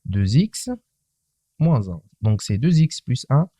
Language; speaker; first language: French; non-native, local second language; Arabic